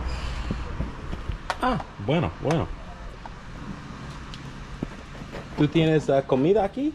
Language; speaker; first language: Spanish; non-native, learner; English